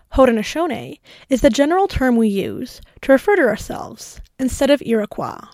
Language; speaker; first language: English; native; English